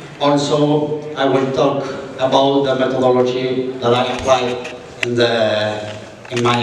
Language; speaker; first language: English; non-native, fluent; Spanish